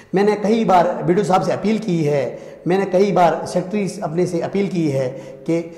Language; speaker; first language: Hindi; native; Hindi